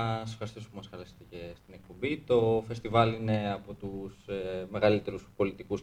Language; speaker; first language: Greek; native; Greek